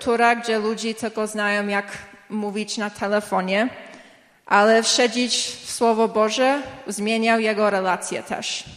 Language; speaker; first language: Polish; early bilingual, heritage; English